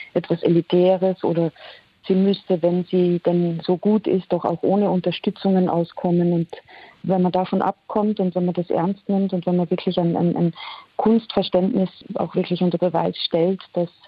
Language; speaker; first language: German; native; German